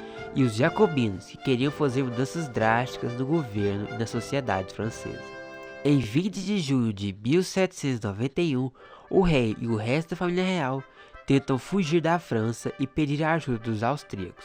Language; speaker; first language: Portuguese; native; Portuguese